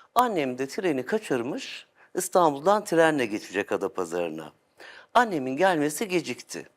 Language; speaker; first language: Turkish; native; Turkish